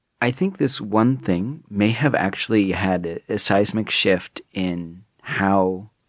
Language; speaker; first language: English; native; English